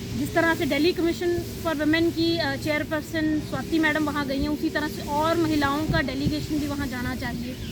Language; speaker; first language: Hindi; non-native, local second language; Punjabi